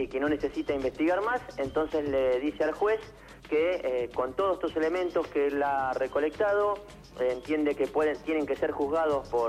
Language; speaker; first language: Spanish; native; Spanish